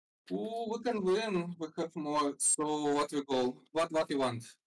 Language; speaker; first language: English; non-native, learner; Russian